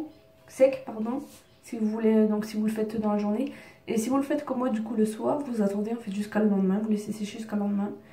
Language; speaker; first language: French; native; French